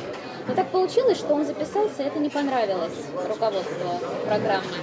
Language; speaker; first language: Russian; native; Russian